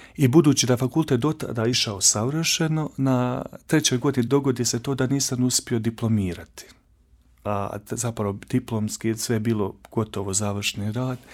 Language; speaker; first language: Croatian; native; Croatian